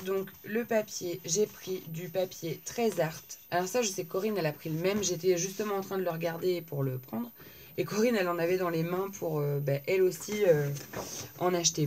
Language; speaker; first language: French; native; French